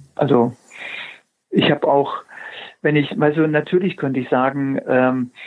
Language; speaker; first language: German; native; German